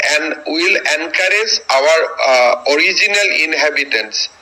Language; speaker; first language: English; non-native, local second language; Assamese